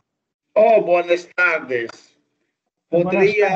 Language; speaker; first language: Spanish; non-native, learner; Italian